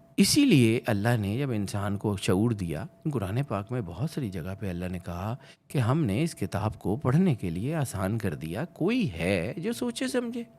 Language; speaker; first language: Urdu; non-native, local second language; Punjabi